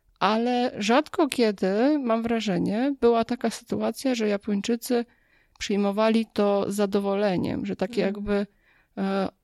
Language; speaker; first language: Polish; native; Polish